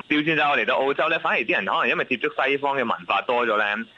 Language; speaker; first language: Cantonese; non-native, local second language; English